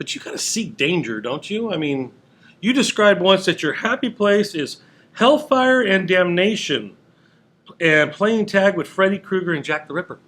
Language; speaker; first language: English; native; English